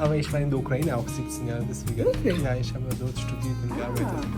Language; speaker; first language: German; non-native, learner; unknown